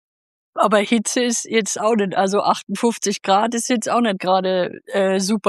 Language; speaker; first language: German; native; German